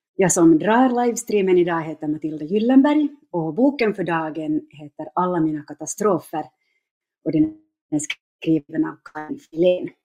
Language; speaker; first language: Swedish; native; Swedish